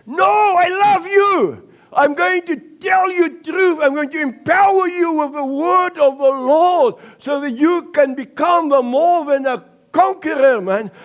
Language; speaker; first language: English; non-native, local second language; Afrikaans